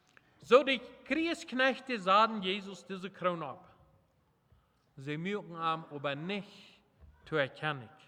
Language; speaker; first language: German; non-native, local second language; Plautdietsch